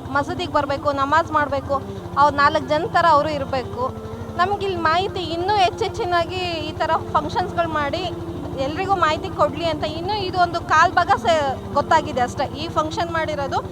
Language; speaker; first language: Kannada; native; Kannada